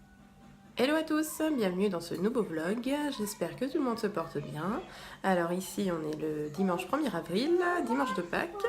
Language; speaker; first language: French; native; French